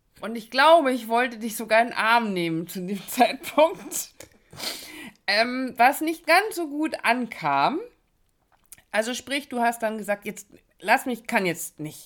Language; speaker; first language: German; native; German